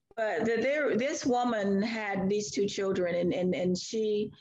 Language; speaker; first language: English; native; English